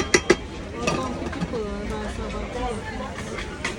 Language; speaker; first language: French; non-native, learner; Thai